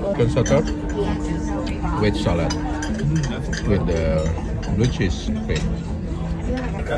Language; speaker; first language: English; non-native, learner; Indonesian